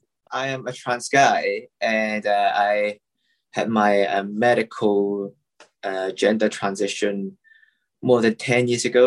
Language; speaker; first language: English; non-native, local second language; Cantonese